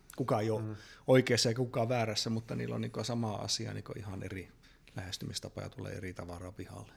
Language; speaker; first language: Finnish; native; Finnish